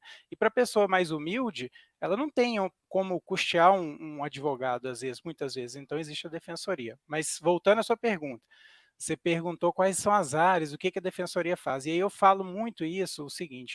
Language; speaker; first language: Portuguese; native; Portuguese